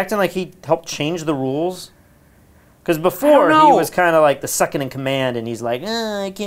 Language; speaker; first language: English; native; English